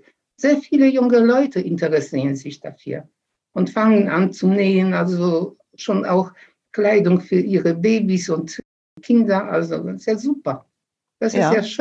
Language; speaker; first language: German; non-native, fluent; Polish